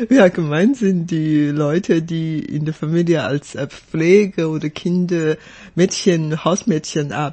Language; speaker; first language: German; non-native, fluent; Chinese